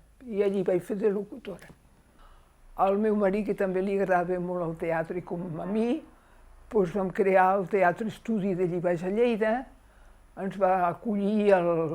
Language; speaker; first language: Catalan; native; Catalan